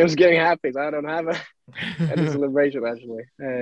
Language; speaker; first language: English; non-native, fluent; Swedish